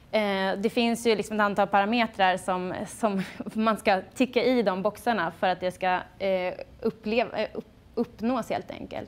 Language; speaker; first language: Swedish; native; Swedish